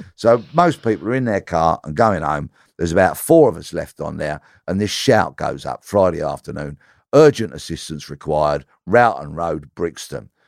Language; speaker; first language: English; native; English